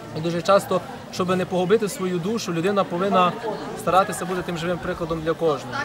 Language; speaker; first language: Ukrainian; native; Ukrainian